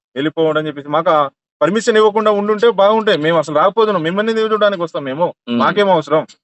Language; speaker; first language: Telugu; non-native, local second language; Lambadi